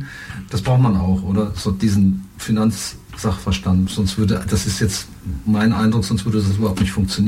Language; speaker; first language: German; native; German